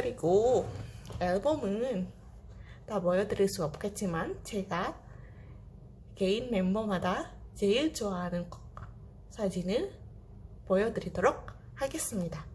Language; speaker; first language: Korean; non-native, fluent; Indonesian